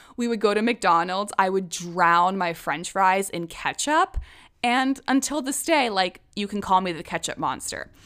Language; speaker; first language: English; early bilingual, other home language; Czech